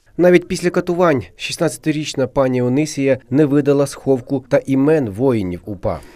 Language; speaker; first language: Ukrainian; native; Ukrainian